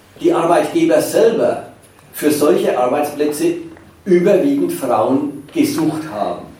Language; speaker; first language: German; native; German